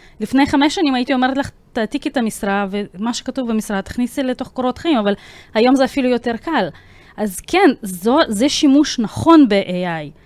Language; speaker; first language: Hebrew; early bilingual, other home language; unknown